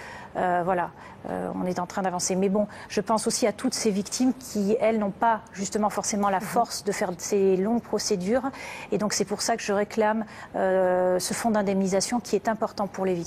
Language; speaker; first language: French; native; French